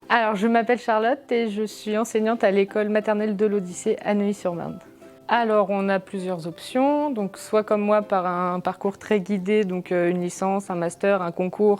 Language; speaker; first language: French; native; French